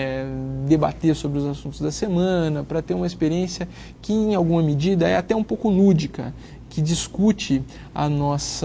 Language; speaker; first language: Portuguese; native; Portuguese